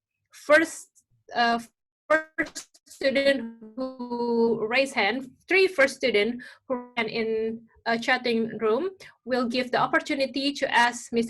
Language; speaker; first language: English; non-native, local second language; Indonesian